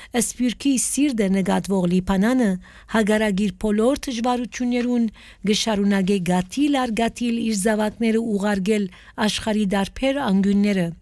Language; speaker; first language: Armenian; native; Armenian